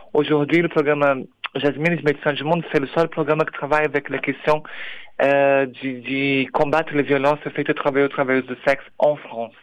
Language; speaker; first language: French; non-native, fluent; Portuguese